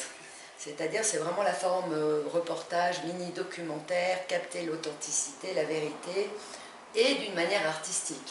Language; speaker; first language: French; non-native, fluent; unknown